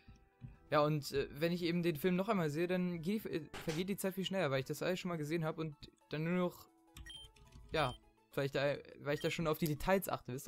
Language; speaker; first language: German; native; German